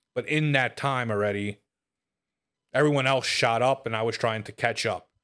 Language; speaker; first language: English; native; English